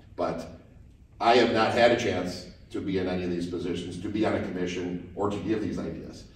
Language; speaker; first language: English; native; English